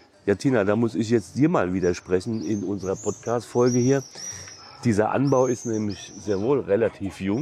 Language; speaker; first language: German; native; German